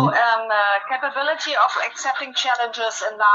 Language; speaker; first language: English; non-native, fluent; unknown